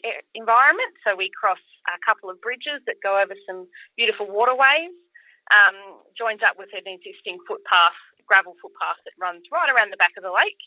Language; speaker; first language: English; native; English